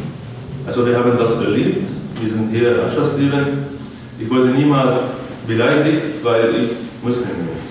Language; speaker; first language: German; non-native, fluent; Arabic